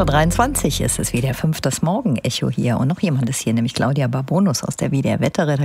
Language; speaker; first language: German; native; German